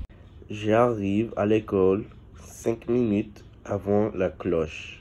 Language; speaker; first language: French; non-native, learner; English